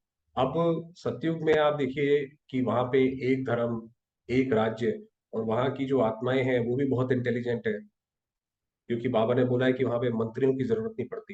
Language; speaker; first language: Hindi; native; Hindi